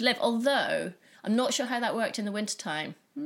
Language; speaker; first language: English; native; English